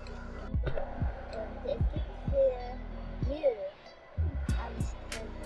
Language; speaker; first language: German; non-native, learner; Japanese